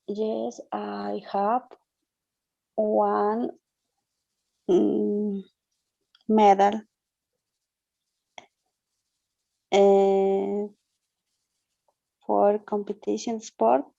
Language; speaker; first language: English; non-native, learner; Spanish